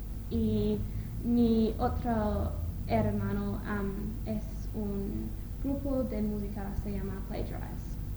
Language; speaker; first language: Spanish; non-native, learner; English